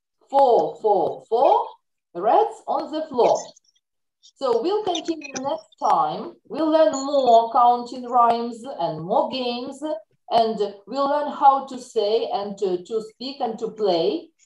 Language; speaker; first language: English; non-native, fluent; Ukrainian